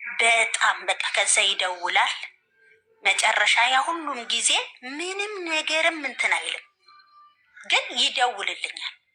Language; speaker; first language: Amharic; native; Amharic